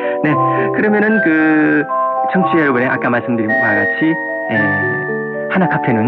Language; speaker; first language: Korean; non-native, fluent; Japanese